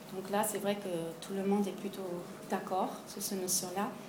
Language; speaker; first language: French; non-native, fluent; German